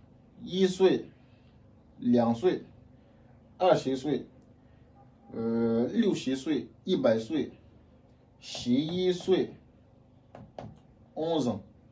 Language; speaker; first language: Chinese; non-native, fluent; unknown